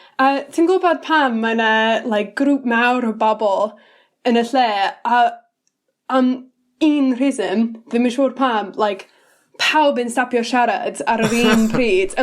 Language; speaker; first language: Welsh; non-native, learner; English